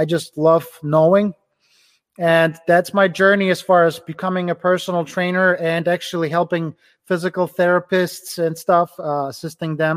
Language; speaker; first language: English; non-native, fluent; Ukrainian